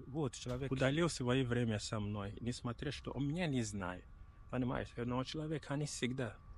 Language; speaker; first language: Russian; non-native, learner; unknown